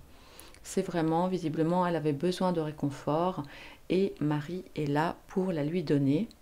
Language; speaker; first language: French; native; French